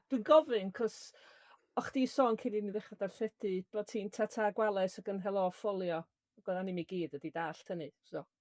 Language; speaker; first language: Welsh; native; Welsh